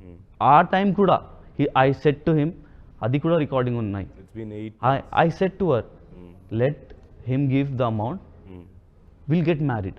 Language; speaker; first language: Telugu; non-native, local second language; Hindi